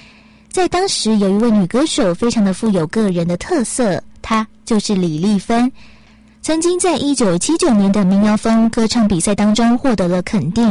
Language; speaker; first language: Chinese; native; Chinese